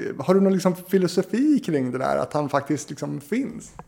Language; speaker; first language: Swedish; native; Swedish